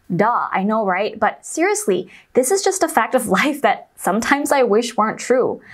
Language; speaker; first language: English; non-native, local second language; Chinese